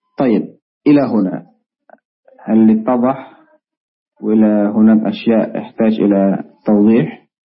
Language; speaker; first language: Arabic; non-native, fluent; Indonesian